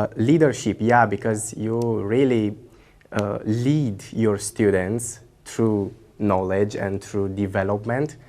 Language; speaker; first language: English; non-native, fluent; Romanian